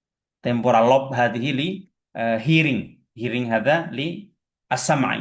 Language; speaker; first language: Arabic; non-native, fluent; Indonesian